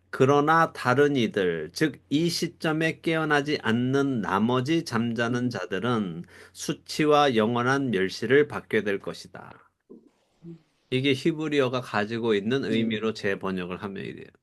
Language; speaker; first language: Korean; native; Korean